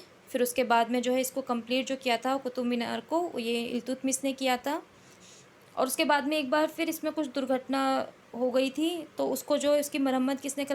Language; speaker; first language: Hindi; native; Hindi